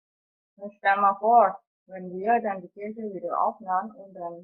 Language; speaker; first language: German; non-native, fluent; Indonesian